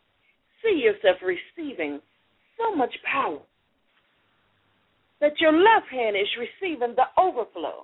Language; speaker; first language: English; native; English